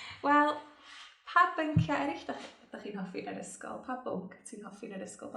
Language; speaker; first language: Welsh; native; Welsh